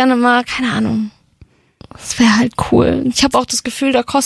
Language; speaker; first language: German; native; German